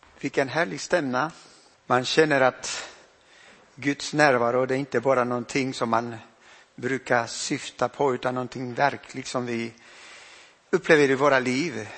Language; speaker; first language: Swedish; non-native, fluent; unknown